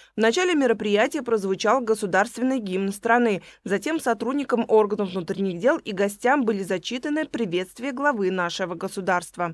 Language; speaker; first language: Russian; non-native, local second language; Uzbek